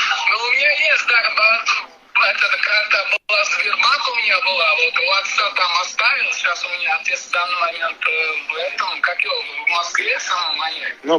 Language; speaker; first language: Russian; non-native, learner; Tajik